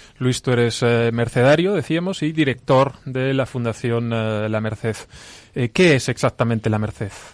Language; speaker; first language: Spanish; native; Spanish